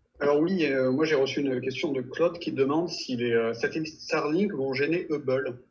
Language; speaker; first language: French; native; French